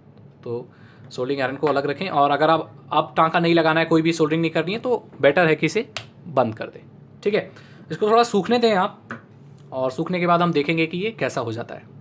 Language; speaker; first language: Hindi; native; Hindi